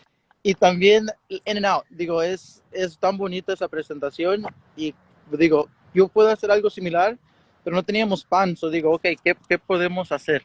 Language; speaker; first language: Spanish; early bilingual, heritage; Spanish